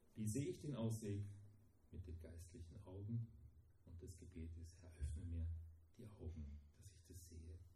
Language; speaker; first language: German; early bilingual, heritage; German